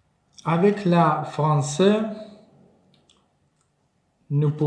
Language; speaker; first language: French; non-native, learner; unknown